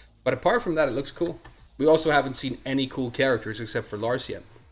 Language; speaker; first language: English; native; English